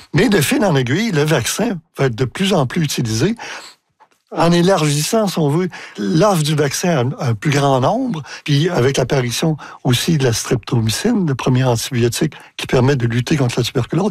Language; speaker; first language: French; native; French